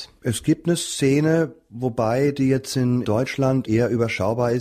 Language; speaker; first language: German; native; German